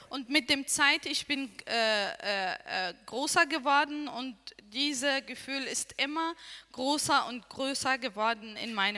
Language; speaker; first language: German; non-native, learner; Arabic